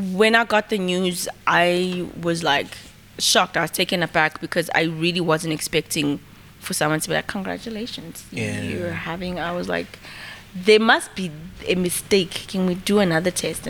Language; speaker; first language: English; non-native, local second language; Zulu